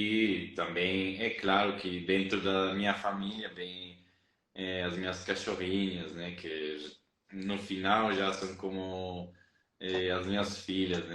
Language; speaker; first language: Portuguese; non-native, fluent; Spanish